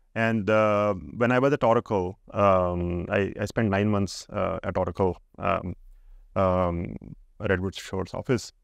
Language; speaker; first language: English; non-native, local second language; Hindi